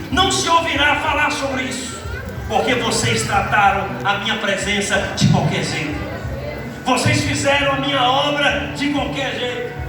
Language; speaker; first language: Portuguese; native; Portuguese